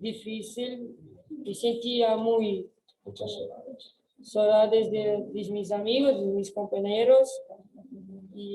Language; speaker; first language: Spanish; non-native, learner; Portuguese